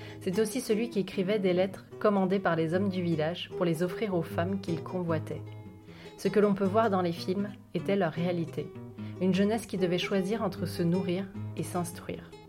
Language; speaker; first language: French; native; French